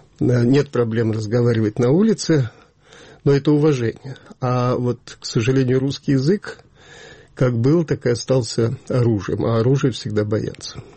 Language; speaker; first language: Russian; native; Russian